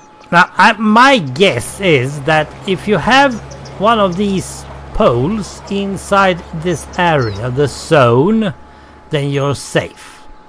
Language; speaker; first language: English; non-native, fluent; Swedish